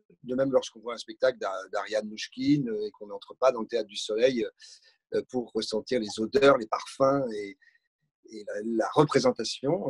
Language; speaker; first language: French; native; French